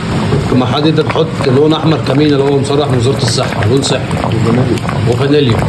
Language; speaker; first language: Arabic; native; Arabic